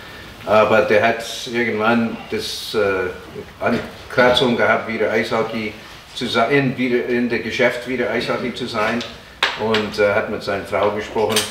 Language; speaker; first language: German; non-native, fluent; English